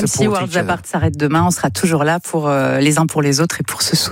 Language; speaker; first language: French; native; French